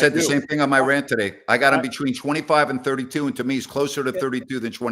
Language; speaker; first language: English; native; English